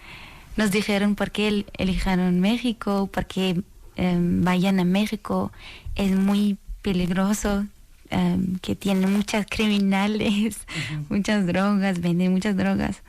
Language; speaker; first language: Spanish; non-native, learner; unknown